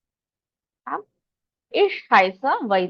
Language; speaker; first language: German; non-native, fluent; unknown